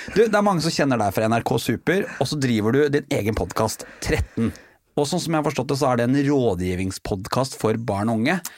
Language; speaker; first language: Norwegian; native; Norwegian